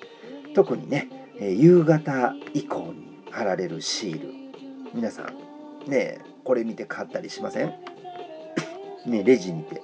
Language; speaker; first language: Japanese; native; Japanese